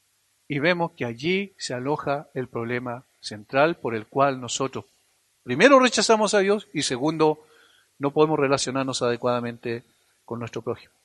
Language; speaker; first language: Spanish; native; Spanish